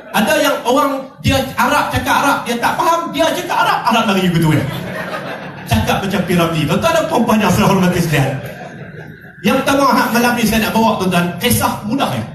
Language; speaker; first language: Malay; native; Malay